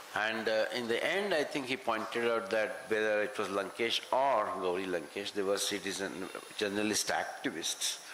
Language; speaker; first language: English; non-native, local second language; Kannada